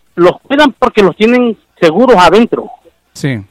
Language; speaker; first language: Spanish; non-native, local second language; Mixtepec Mixtec